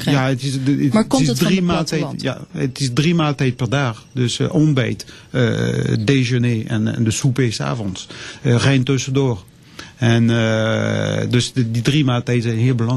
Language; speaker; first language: Dutch; non-native, fluent; French